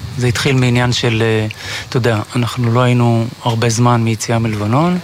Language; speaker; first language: Hebrew; native; Hebrew